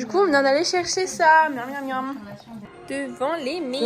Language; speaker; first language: French; native; French